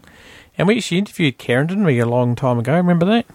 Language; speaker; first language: English; native; English